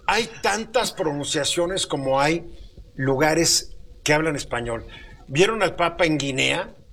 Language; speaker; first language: Spanish; native; Spanish